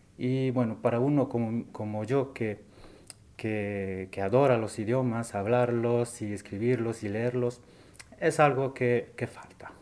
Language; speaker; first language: Spanish; non-native, fluent; French